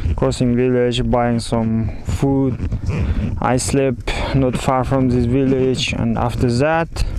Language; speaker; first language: English; non-native, learner; Kazakh